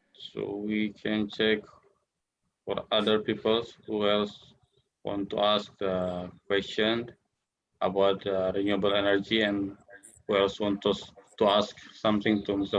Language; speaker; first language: English; non-native, learner; Indonesian